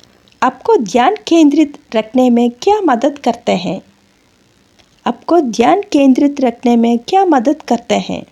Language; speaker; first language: Hindi; non-native, local second language; Telugu